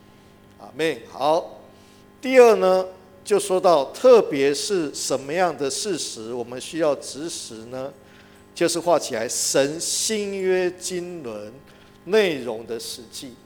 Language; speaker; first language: Chinese; native; Chinese